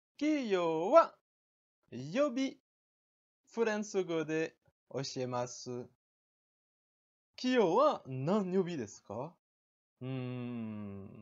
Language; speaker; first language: Japanese; non-native, learner; French